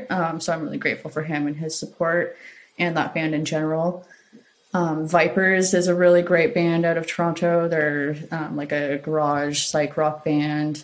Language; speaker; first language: English; native; English